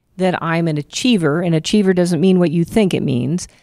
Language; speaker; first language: English; native; English